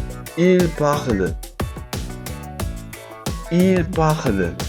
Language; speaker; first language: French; non-native, fluent; Amharic